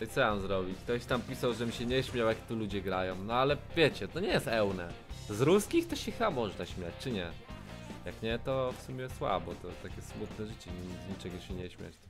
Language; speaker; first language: Polish; native; Polish